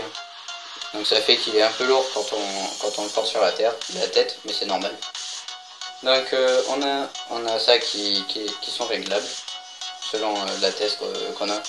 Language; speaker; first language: French; native; French